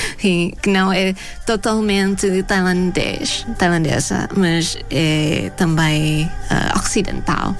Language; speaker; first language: Portuguese; non-native, fluent; Thai